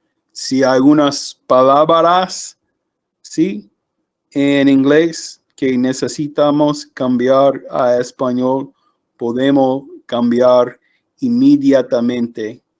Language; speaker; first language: Spanish; non-native, learner; English